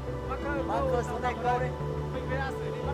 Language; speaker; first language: Vietnamese; native; Vietnamese